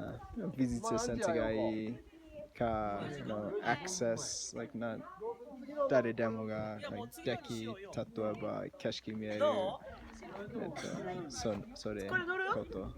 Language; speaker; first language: Japanese; non-native, learner; English